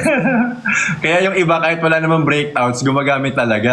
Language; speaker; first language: Filipino; native; Filipino